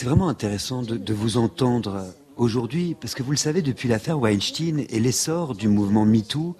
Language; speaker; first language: French; native; French